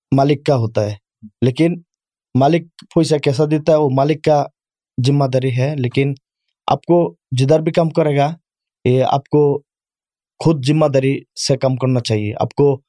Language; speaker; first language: Urdu; non-native, fluent; Bangla